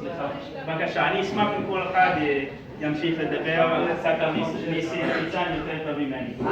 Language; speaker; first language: Hebrew; early bilingual, other home language; Persian